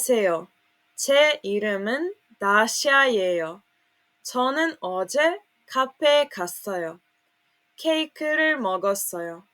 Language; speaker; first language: Korean; non-native, fluent; Serbian